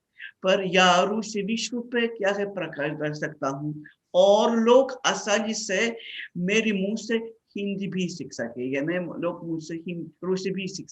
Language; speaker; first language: Hindi; non-native, fluent; Russian